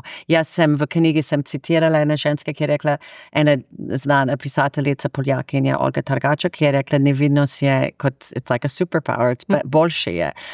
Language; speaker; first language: Slovenian; non-native, fluent; English